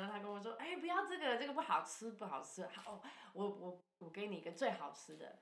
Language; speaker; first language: Chinese; non-native, fluent; English